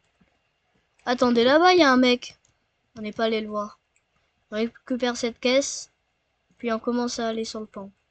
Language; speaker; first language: French; native; French